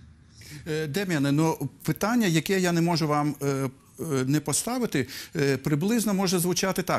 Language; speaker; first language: Ukrainian; native; Ukrainian